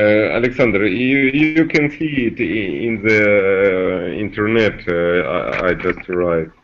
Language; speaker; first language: English; non-native, learner; Russian